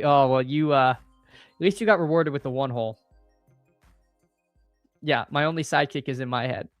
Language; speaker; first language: English; native; English